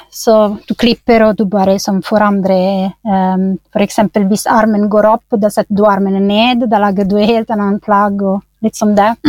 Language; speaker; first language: Norwegian; non-native, fluent; Italian